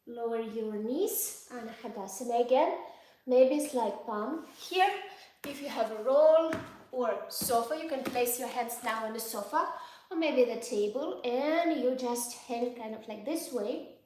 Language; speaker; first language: English; non-native, fluent; Ukrainian